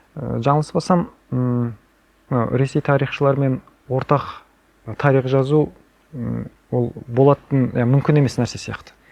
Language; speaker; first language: Kazakh; native; Kazakh